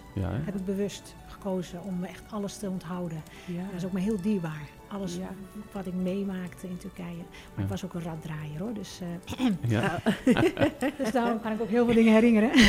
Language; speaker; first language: Dutch; early bilingual, other home language; Turkish